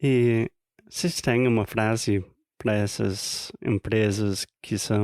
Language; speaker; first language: Portuguese; non-native, fluent; English